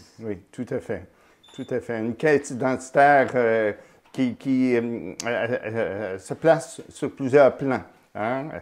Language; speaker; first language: French; native; French